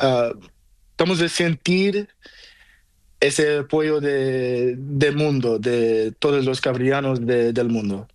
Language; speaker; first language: Spanish; non-native, learner; Portuguese